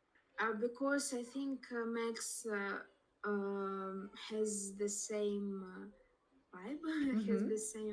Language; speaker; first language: English; non-native, learner; Russian